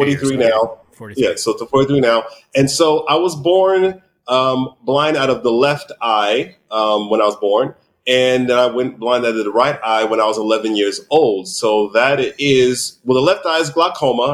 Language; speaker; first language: English; native; English